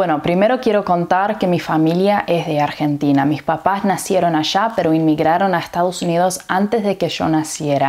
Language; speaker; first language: Spanish; early bilingual, heritage; English